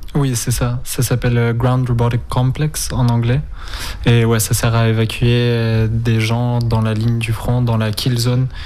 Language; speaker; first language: French; non-native, fluent; Spanish